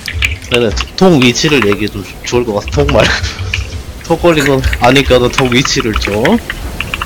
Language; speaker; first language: Korean; native; Korean